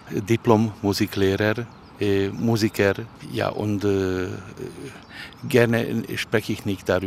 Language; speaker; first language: German; non-native, fluent; Hungarian